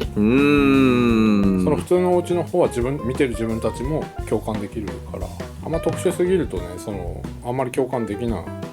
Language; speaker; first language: Japanese; native; Japanese